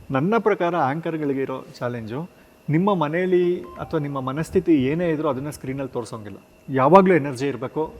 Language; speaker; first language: Kannada; native; Kannada